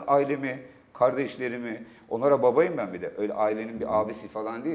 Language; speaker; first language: Turkish; native; Turkish